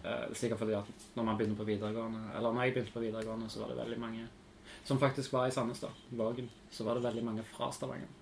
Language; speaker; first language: Norwegian; native; Norwegian